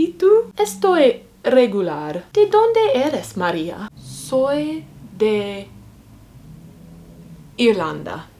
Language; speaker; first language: Spanish; non-native, learner; English